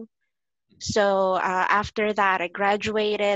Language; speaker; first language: English; non-native, local second language; Filipino